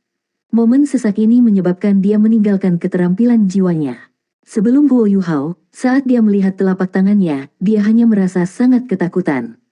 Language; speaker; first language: Indonesian; native; Indonesian